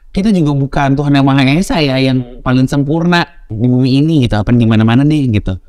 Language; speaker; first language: Indonesian; native; Indonesian